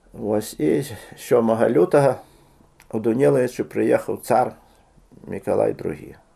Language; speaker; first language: Belarusian; native; Belarusian